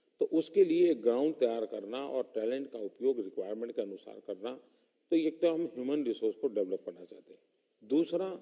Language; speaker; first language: Hindi; non-native, local second language; Gujarati